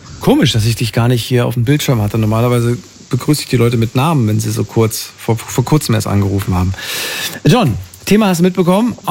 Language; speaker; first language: German; native; German